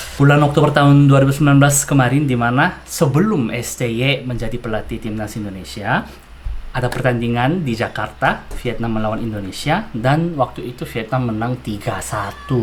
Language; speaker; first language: Indonesian; non-native, fluent; Korean